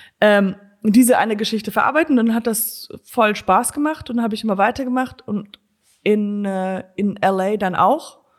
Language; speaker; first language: German; native; German